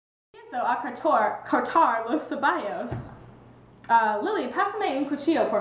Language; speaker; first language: Spanish; non-native, learner; English